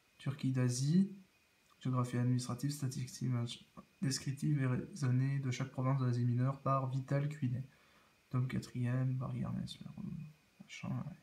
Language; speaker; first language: French; native; French